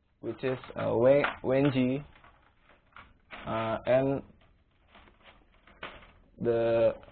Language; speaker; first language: English; non-native, learner; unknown